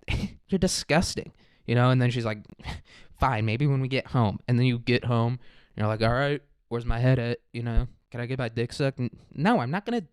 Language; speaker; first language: English; native; English